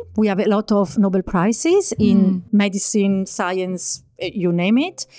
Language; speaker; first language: English; non-native, fluent; Italian